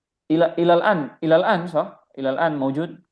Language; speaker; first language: Arabic; non-native, fluent; Indonesian